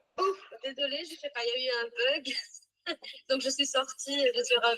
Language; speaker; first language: French; native; French